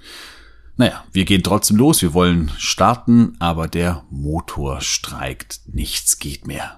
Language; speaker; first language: German; native; German